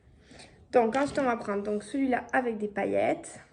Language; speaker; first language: French; native; French